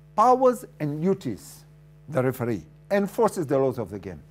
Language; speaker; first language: English; non-native, local second language; Swahili